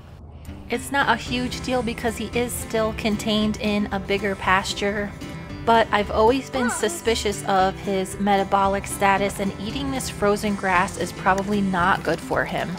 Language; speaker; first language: English; native; English